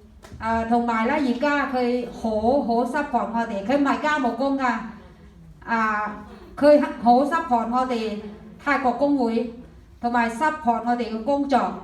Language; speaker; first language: Cantonese; non-native, fluent; Thai